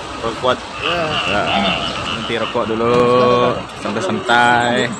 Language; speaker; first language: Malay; non-native, local second language; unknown